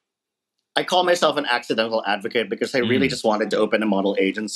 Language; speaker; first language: English; non-native, local second language; Filipino